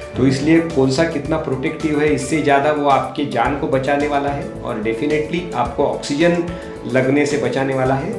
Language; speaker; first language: Hindi; non-native, local second language; Marathi